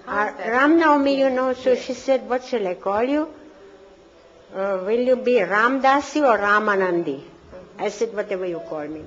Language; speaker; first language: English; non-native, fluent; German